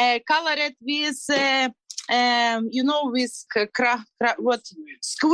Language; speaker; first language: English; non-native, learner; Ukrainian